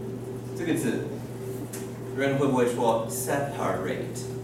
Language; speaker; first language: Chinese; non-native, fluent; English